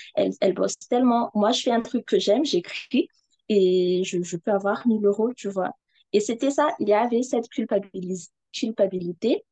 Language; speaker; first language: French; non-native, local second language; Malagasy